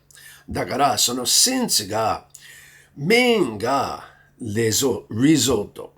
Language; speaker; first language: Japanese; non-native, learner; English